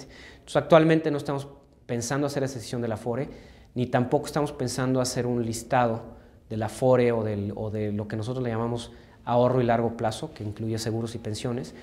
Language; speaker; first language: Spanish; native; Spanish